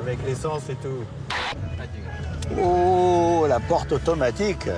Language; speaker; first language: French; native; French